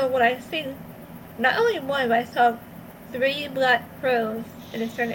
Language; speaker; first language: English; native; English